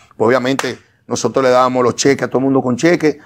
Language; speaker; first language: Spanish; native; Spanish